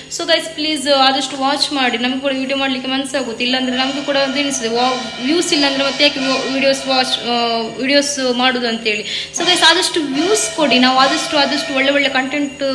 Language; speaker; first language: Kannada; non-native, local second language; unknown